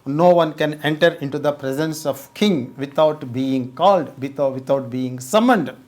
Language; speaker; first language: English; non-native, local second language; Telugu